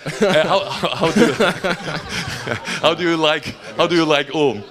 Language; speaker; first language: English; non-native, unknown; German